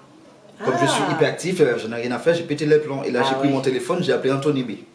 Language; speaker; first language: French; non-native, local second language; Haitian Creole